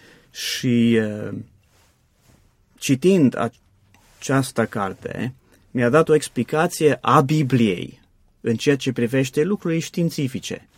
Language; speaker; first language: Romanian; non-native, fluent; English